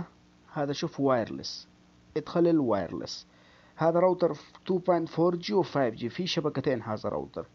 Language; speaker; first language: Arabic; non-native, learner; Urdu